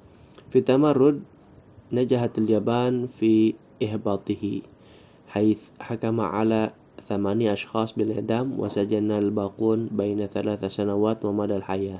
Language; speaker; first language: Arabic; non-native, fluent; Indonesian